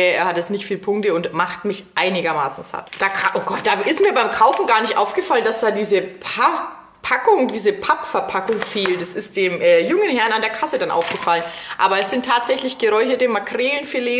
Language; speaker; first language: German; native; German